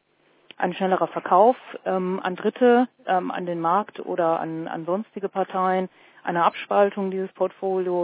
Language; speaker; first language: German; native; German